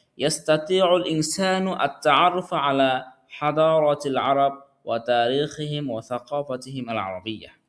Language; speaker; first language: Arabic; non-native, fluent; Bangla